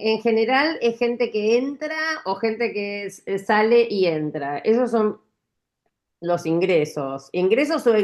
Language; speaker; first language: Spanish; native; Spanish